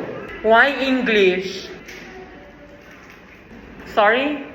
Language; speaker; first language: English; non-native, fluent; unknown